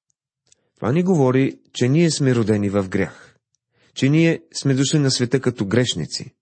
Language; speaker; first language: Bulgarian; native; Bulgarian